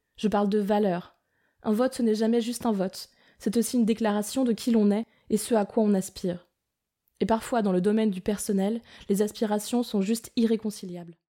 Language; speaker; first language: French; native; French